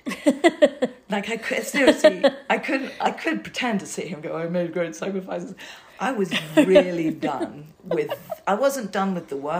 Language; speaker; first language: English; native; English